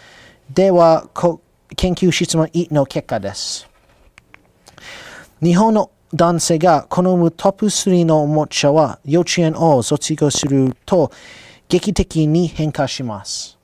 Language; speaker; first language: Japanese; non-native, learner; English